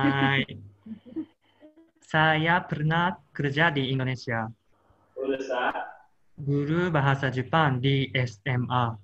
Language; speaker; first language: Indonesian; non-native, learner; Japanese